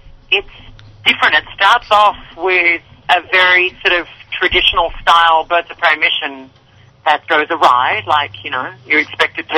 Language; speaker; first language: English; native; English